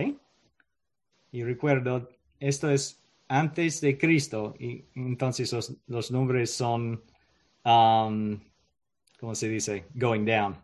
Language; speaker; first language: Spanish; non-native, learner; English